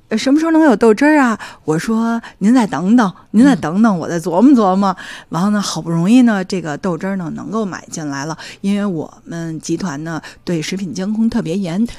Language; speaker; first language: Chinese; native; Chinese